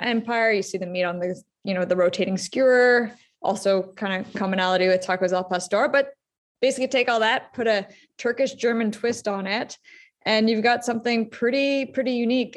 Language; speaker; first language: English; native; English